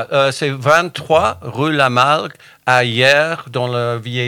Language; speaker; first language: French; non-native, fluent; English